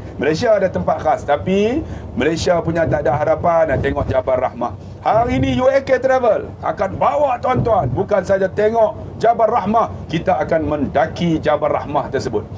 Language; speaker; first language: Malay; native; Malay